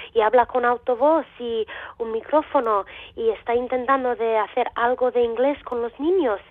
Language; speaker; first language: Spanish; non-native, fluent; English